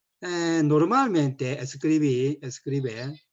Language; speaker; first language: Spanish; non-native, learner; Korean